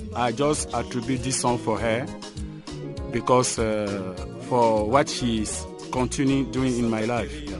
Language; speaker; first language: English; non-native, local second language; French